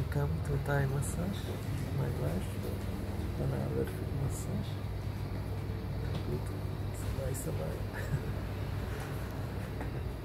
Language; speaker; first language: English; non-native, learner; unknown